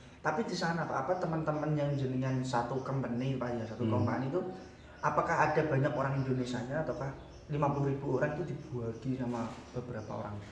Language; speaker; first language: Indonesian; non-native, local second language; Javanese